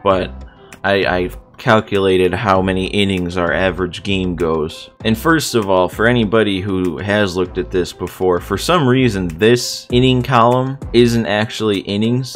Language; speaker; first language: English; native; English